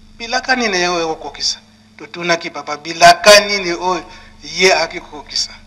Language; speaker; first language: Lingala; non-native, local second language; Kongo